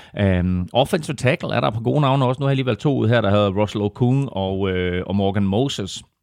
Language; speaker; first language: Danish; native; Danish